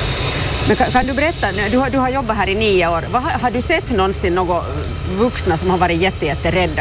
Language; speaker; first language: Swedish; native; Swedish